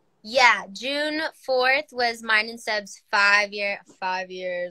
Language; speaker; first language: English; early bilingual, other home language; Spanish